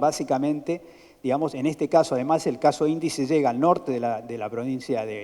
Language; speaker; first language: Spanish; native; Spanish